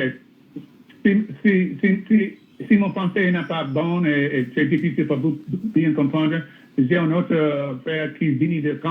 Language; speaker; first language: French; non-native, learner; English